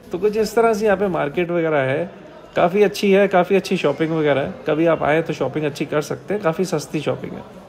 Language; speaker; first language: Hindi; native; Hindi